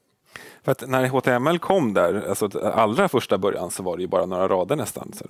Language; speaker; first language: Swedish; native; Swedish